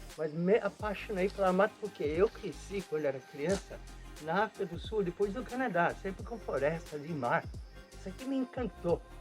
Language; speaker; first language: Portuguese; non-native, fluent; Italian